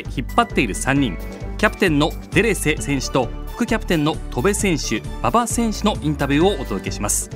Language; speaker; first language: Japanese; native; Japanese